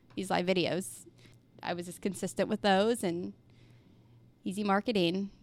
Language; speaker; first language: English; native; English